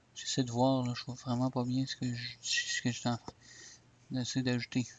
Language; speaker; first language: French; native; French